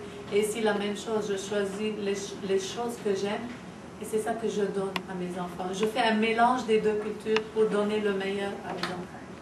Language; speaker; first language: French; non-native, fluent; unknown